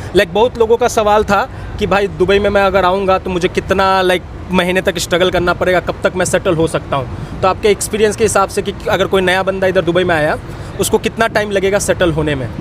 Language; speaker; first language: Hindi; native; Hindi